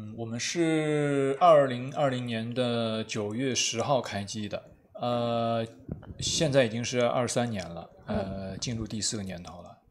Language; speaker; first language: Chinese; native; Chinese